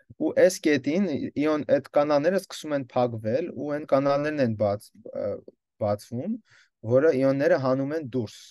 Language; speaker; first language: Armenian; early bilingual, heritage; Armenian